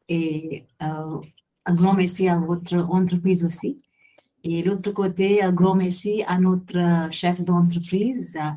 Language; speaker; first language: French; non-native, fluent; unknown